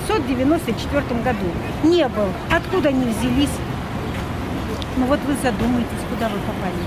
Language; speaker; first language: Russian; native; Russian